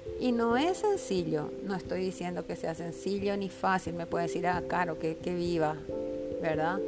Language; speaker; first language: Spanish; native; Spanish